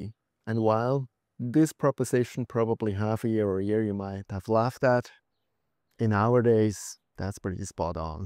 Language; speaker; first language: English; non-native, fluent; German